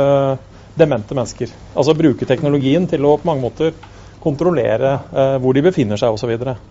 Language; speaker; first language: Norwegian; native; Norwegian